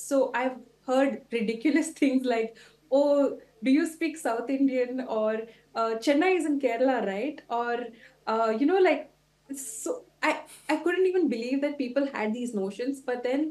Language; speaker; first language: English; non-native, local second language; Tulu